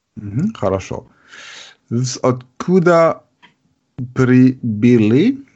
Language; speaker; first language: Russian; non-native, learner; German